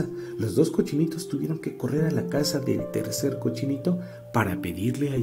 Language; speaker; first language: Spanish; native; Spanish